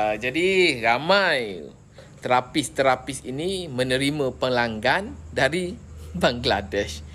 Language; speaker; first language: Malay; native; Malay